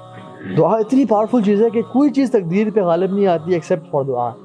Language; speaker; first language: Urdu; native; Urdu